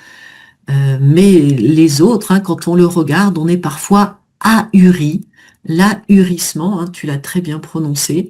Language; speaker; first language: French; native; French